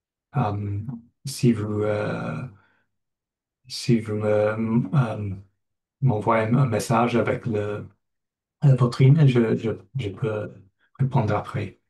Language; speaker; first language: French; non-native, fluent; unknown